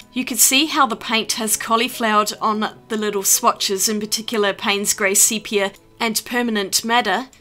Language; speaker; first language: English; native; English